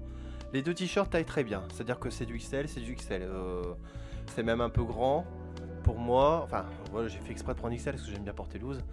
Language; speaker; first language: French; native; French